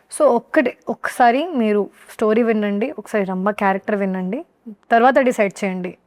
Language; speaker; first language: Telugu; non-native, learner; Hindi